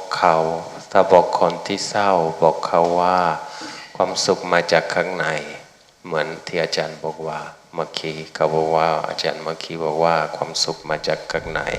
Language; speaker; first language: Thai; non-native, fluent; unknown